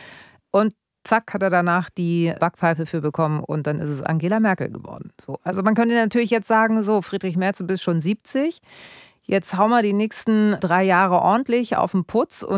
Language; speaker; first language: German; native; German